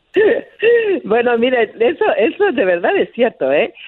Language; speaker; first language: Spanish; native; Spanish